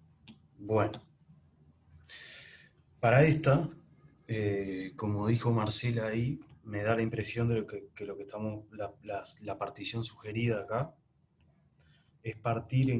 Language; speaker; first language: Spanish; native; Spanish